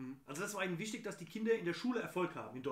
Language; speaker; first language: German; native; German